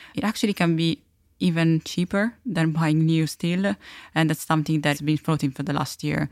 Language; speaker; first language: English; non-native, fluent; Italian